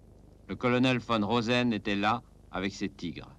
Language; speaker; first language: French; native; French